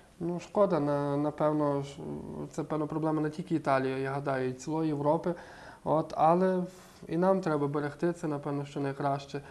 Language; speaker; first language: Ukrainian; native; Ukrainian